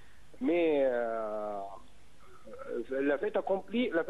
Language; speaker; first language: French; non-native, fluent; Arabic